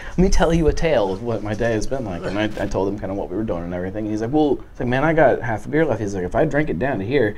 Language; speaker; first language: English; native; English